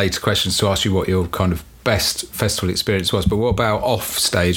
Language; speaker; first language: English; native; English